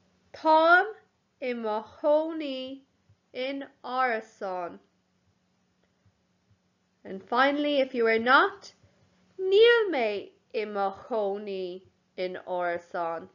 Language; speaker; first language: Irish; non-native, local second language; English